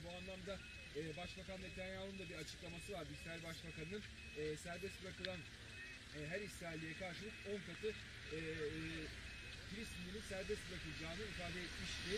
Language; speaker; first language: Turkish; native; Turkish